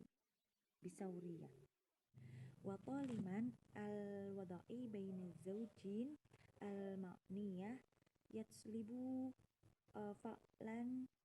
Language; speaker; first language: Arabic; non-native, learner; Indonesian